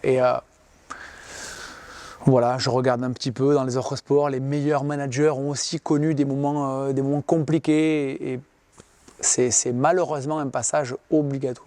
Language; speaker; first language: French; native; French